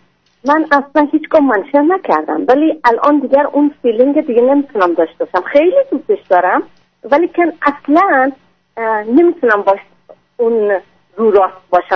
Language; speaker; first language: Persian; non-native, fluent; French